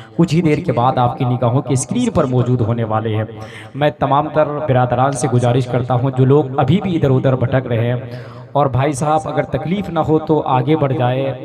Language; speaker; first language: Hindi; native; Hindi